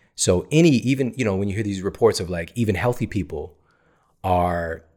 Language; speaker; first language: English; native; English